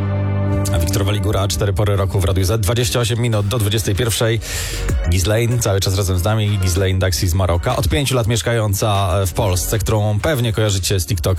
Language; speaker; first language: Polish; native; Polish